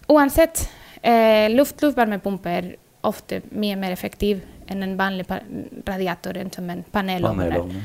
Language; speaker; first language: Norwegian; non-native, fluent; Spanish